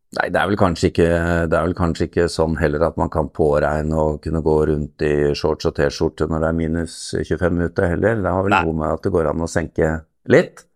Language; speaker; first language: Norwegian; native; Norwegian